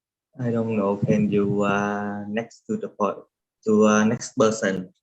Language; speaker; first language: English; non-native, learner; Vietnamese